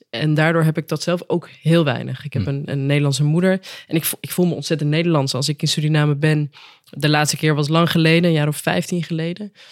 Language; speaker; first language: Dutch; native; Dutch